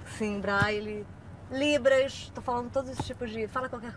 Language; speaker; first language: Portuguese; native; Portuguese